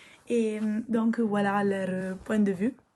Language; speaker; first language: French; non-native, local second language; Italian